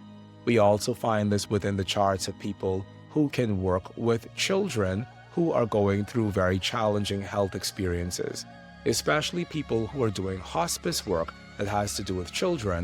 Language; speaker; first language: English; native; English